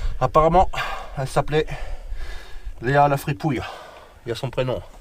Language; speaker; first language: French; native; French